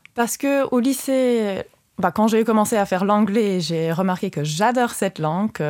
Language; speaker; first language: French; non-native, fluent; Luxembourgish